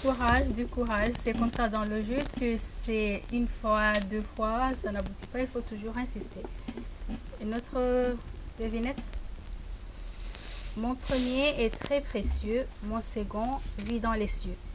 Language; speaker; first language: French; non-native, local second language; Comorian